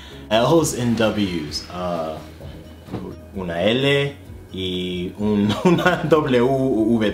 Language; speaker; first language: Spanish; non-native, fluent; English